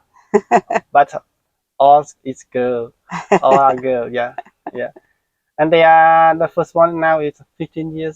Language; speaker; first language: English; non-native, learner; Khmer